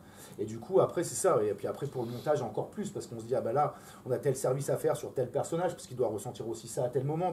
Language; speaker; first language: French; native; French